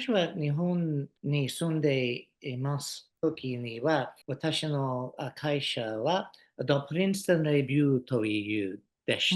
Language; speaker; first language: Japanese; non-native, learner; English